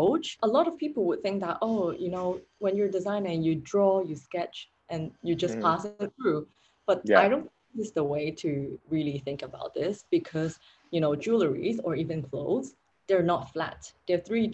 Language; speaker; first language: English; non-native, local second language; Cantonese